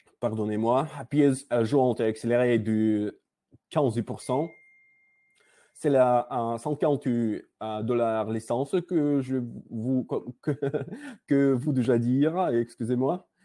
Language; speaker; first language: French; non-native, learner; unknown